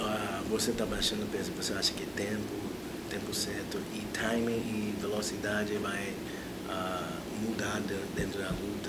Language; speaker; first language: Portuguese; non-native, learner; English